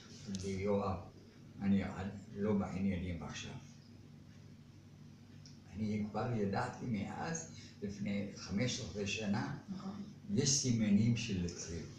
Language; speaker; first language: Hebrew; non-native, fluent; Arabic